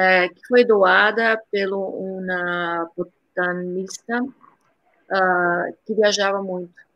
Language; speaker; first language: Portuguese; early bilingual, heritage; Portuguese